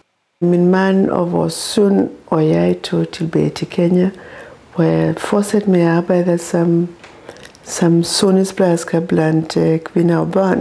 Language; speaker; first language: Danish; non-native, local second language; Masai